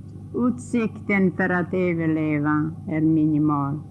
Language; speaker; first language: Swedish; non-native, fluent; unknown